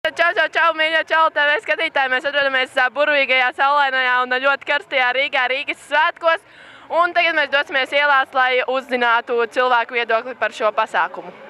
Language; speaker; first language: Latvian; native; Latvian